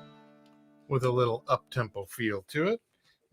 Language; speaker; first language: English; native; English